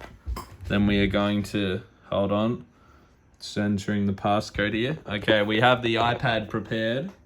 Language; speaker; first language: English; native; English